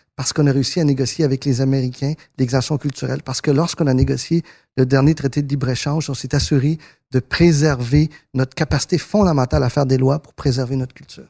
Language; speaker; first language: French; early bilingual, other home language; Spanish